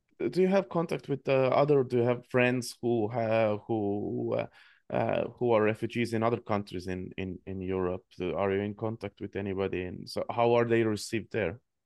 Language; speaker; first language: English; non-native, fluent; Estonian